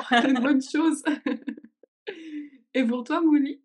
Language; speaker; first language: French; native; French